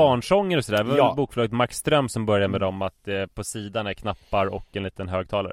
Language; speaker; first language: Swedish; native; Swedish